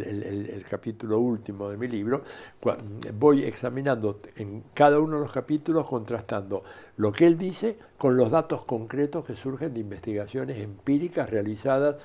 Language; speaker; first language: Spanish; native; Spanish